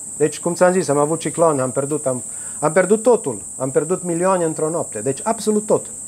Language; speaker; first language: Romanian; native; Romanian